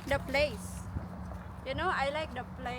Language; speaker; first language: English; non-native, fluent; Filipino